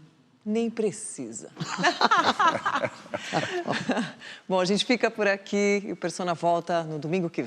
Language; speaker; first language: Portuguese; native; Portuguese